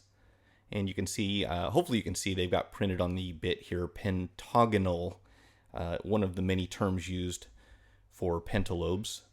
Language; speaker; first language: English; native; English